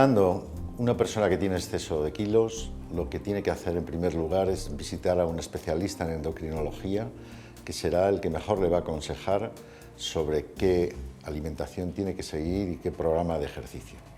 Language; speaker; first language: Spanish; native; Spanish